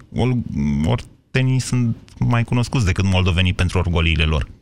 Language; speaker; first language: Romanian; native; Romanian